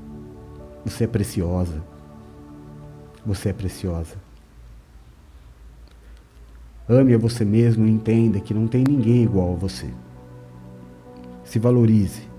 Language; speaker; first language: Portuguese; native; Portuguese